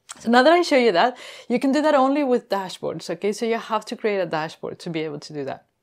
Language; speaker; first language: English; non-native, fluent; Spanish